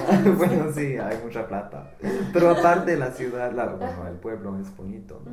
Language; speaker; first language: Spanish; non-native, fluent; English